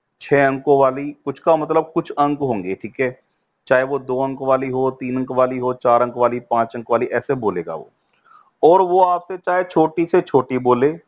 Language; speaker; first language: Hindi; native; Hindi